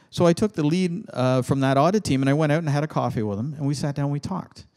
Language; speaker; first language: English; native; English